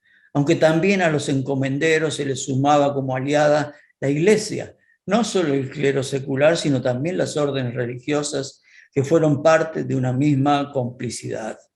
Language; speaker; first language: Spanish; native; Spanish